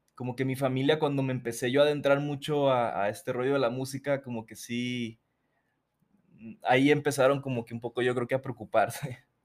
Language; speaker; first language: Spanish; native; Spanish